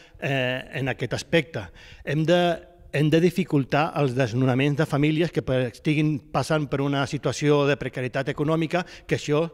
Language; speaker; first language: Catalan; native; Catalan